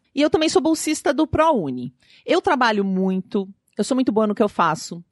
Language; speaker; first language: Portuguese; native; Portuguese